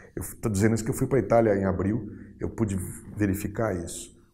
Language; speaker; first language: Portuguese; native; Portuguese